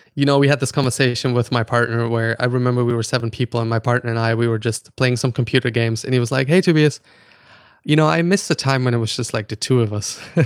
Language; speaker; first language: English; non-native, fluent; German